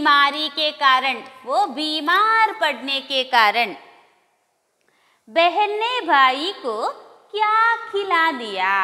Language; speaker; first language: Hindi; non-native, local second language; Kannada